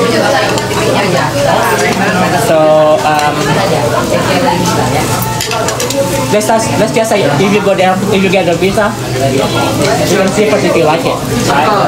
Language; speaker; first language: English; non-native, fluent; Indonesian